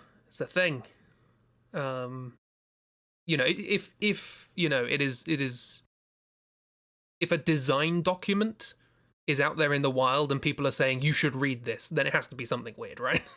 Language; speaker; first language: English; native; English